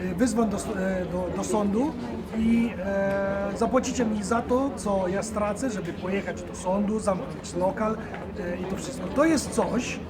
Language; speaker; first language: Polish; non-native, learner; Italian